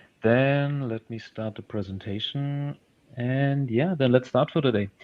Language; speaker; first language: English; non-native, fluent; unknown